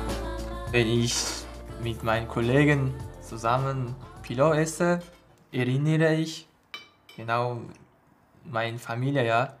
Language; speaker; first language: German; non-native, learner; Uzbek